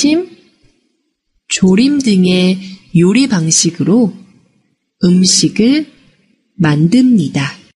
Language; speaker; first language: Korean; non-native, fluent; Chinese